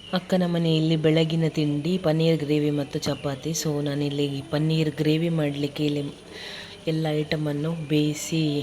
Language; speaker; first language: Kannada; native; Kannada